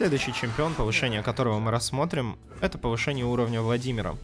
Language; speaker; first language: Russian; native; Russian